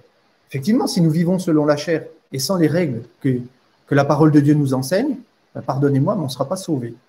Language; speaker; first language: French; native; French